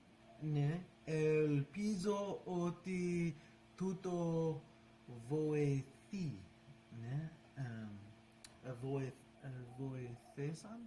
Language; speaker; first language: Greek; non-native, learner; English